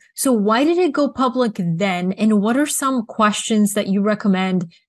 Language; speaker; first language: English; early bilingual, other home language; Bulgarian